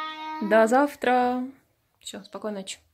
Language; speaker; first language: Russian; native; Russian